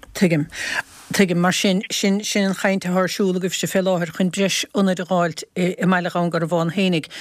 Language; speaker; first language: Irish; native; Irish